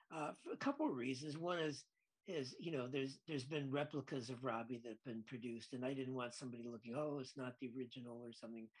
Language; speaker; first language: English; native; English